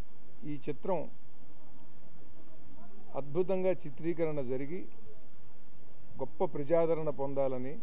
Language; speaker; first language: Telugu; native; Telugu